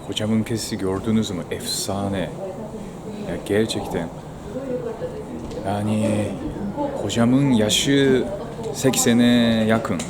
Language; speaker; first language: Turkish; non-native, fluent; Japanese